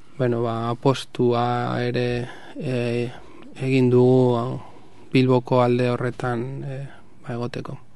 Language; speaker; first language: Basque; non-native, local second language; Spanish